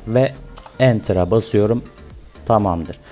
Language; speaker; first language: Turkish; native; Turkish